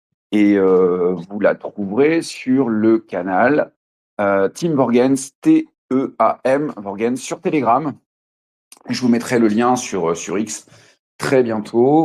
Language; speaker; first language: French; native; French